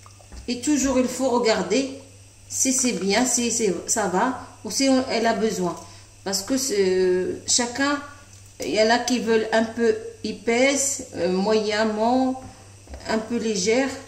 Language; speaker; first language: French; non-native, local second language; Arabic